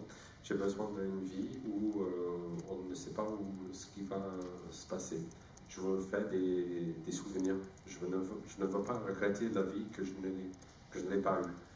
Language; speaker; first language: French; non-native, fluent; English